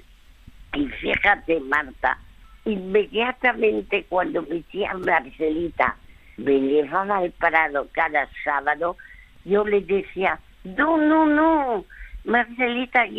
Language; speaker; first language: Spanish; early bilingual, other home language; French